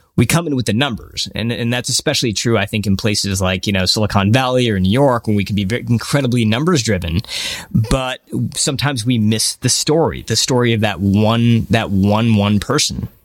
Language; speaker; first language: English; early bilingual, other home language; Hindi